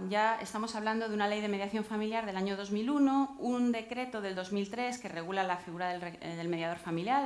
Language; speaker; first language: Spanish; native; Spanish